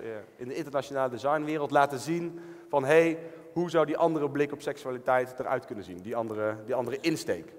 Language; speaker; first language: Dutch; native; Dutch